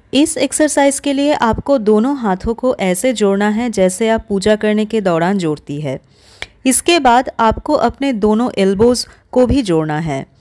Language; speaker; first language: Hindi; native; Hindi